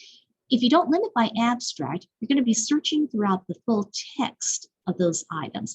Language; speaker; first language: English; native; English